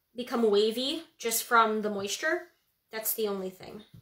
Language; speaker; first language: English; native; English